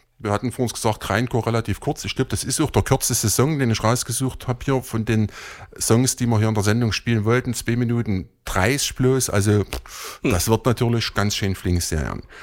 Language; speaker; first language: German; native; German